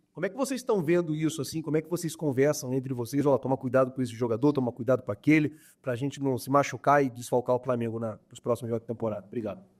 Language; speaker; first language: Portuguese; native; Portuguese